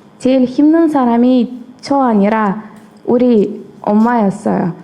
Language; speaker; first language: Korean; non-native, learner; Uzbek